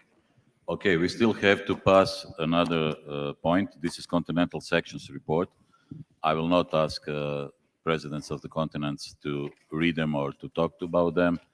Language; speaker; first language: English; non-native, fluent; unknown